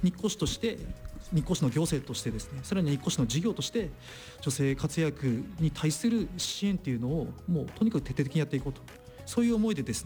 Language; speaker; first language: Japanese; native; Japanese